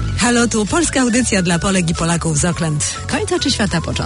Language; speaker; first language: Polish; native; Polish